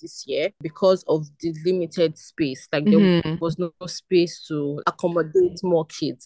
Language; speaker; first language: English; non-native, local second language; Igbo